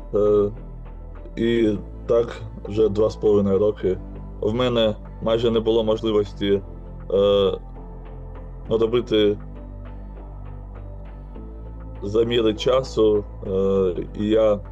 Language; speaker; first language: Ukrainian; non-native, local second language; Russian